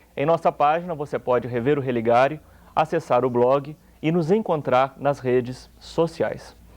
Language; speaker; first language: Portuguese; native; Portuguese